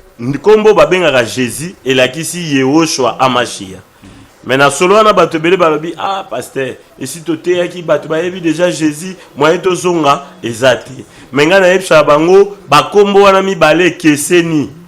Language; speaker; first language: Lingala; non-native, local second language; Luba-Lulua